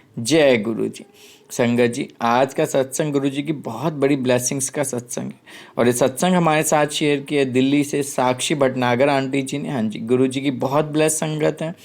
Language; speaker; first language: Hindi; native; Hindi